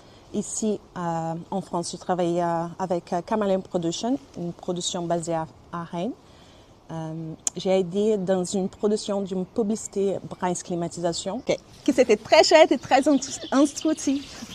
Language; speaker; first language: French; non-native, fluent; Portuguese